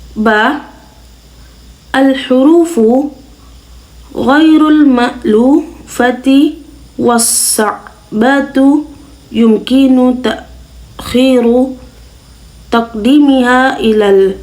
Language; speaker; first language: Arabic; non-native, learner; Indonesian